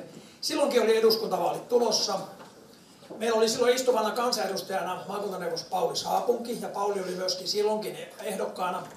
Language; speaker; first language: Finnish; native; Finnish